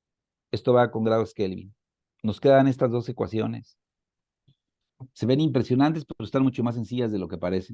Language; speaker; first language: Spanish; native; Spanish